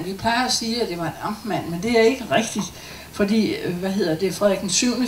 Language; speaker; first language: Danish; native; Danish